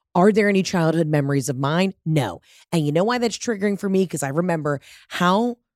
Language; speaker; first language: English; early bilingual, other home language; Italian